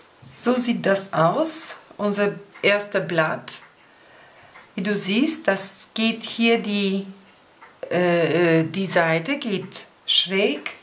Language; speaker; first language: German; non-native, fluent; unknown